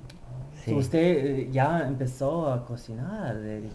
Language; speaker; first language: Spanish; early bilingual, heritage; Spanish